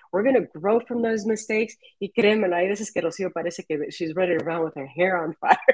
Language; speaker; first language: English; early bilingual, other home language; Spanish